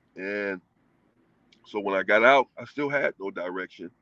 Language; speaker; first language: English; native; English